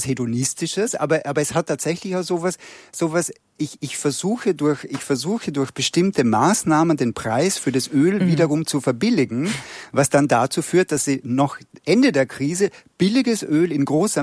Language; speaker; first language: German; native; German